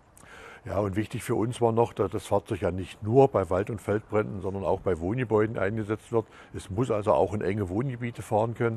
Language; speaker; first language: German; native; German